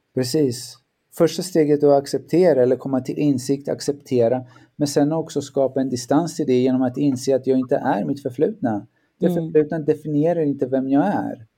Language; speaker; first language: Swedish; early bilingual, other home language; Greek